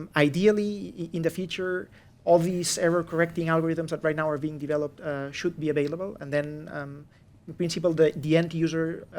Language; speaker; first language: English; non-native, fluent; Catalan